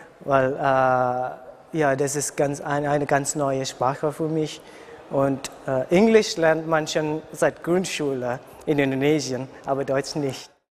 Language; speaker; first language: German; non-native, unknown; Indonesian